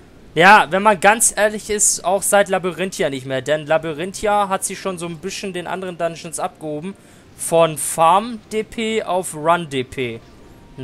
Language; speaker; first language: German; native; German